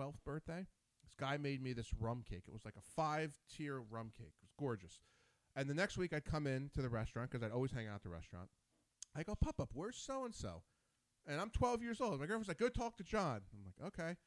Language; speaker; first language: English; native; English